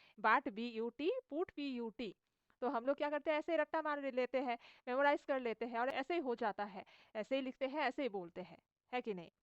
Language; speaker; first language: Hindi; non-native, local second language; Assamese